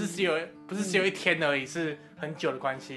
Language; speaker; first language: Chinese; native; Chinese